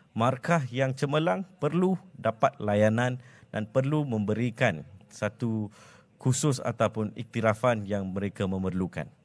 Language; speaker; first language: Malay; non-native, local second language; Tamil